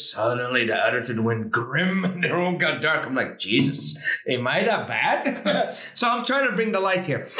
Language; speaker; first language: English; early bilingual, heritage; Arabic